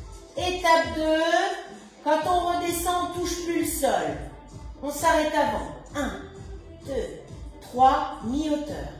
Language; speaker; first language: French; native; French